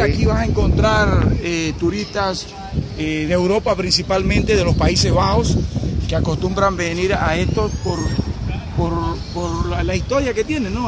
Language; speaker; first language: Spanish; native; Spanish